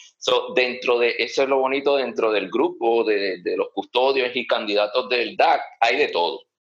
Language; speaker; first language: Spanish; early bilingual, heritage; Spanish